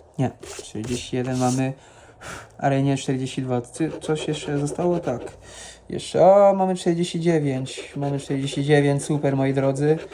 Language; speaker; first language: Polish; non-native, fluent; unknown